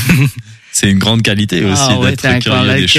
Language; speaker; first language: French; native; French